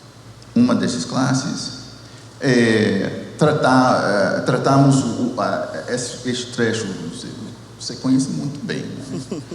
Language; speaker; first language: Portuguese; non-native, fluent; English